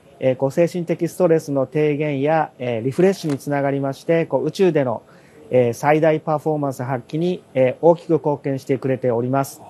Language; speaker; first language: Japanese; native; Japanese